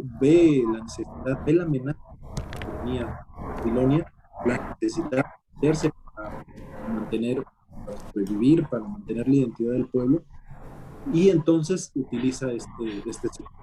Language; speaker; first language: Spanish; native; Spanish